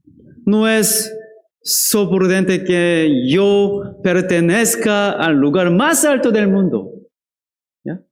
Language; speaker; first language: Spanish; non-native, fluent; Korean